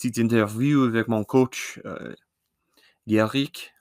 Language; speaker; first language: French; non-native, learner; English